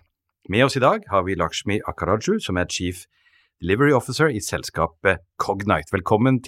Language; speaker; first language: Norwegian; native; Norwegian